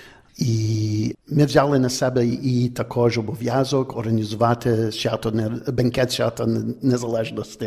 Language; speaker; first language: Ukrainian; early bilingual, heritage; Ukrainian